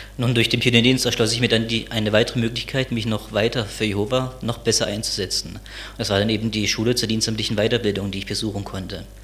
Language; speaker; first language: German; native; German